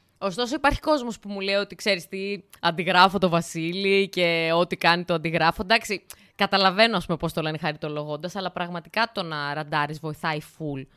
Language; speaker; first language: Greek; native; Greek